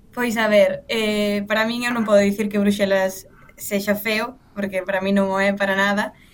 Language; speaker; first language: Galician; native; Galician